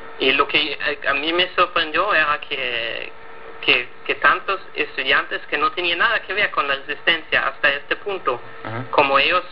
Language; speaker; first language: Spanish; non-native, fluent; German